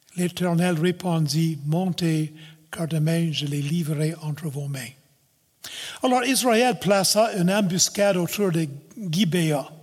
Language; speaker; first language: French; non-native, local second language; English